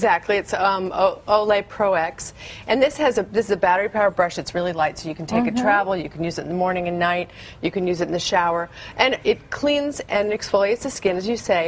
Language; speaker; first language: English; native; English